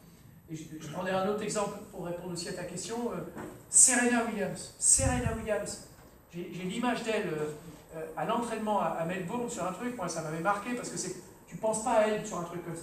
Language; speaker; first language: French; native; French